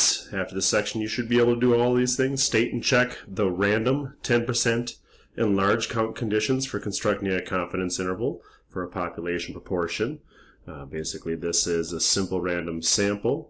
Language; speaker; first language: English; native; English